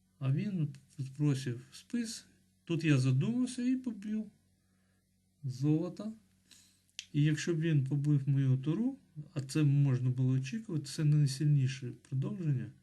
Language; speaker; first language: Ukrainian; non-native, local second language; Russian